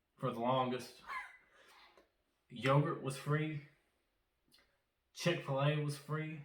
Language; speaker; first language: English; native; English